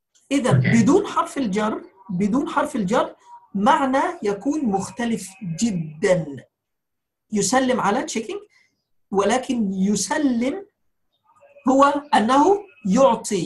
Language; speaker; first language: Arabic; native; Arabic